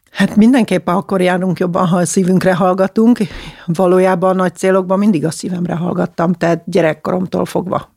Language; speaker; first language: Hungarian; early bilingual, heritage; Czech